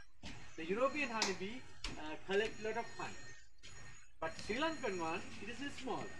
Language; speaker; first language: English; non-native, fluent; Sinhala